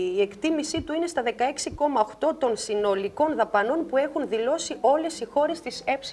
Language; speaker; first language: Greek; non-native, fluent; German